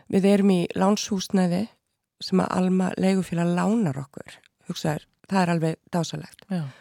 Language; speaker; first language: Icelandic; native; Icelandic